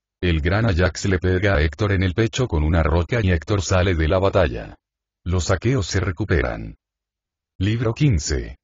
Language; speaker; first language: Spanish; native; Spanish